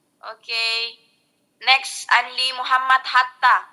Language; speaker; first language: English; non-native, local second language; Indonesian